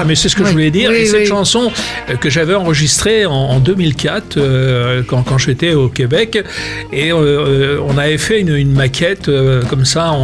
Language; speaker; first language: French; native; French